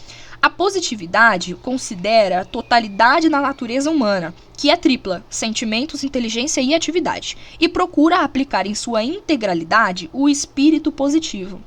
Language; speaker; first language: Portuguese; native; Portuguese